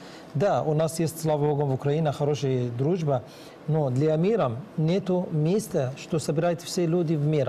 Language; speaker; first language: Russian; non-native, learner; Arabic